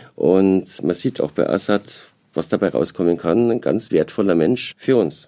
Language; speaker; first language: German; native; German